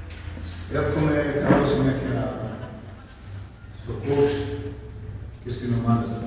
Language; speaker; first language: Greek; non-native, fluent; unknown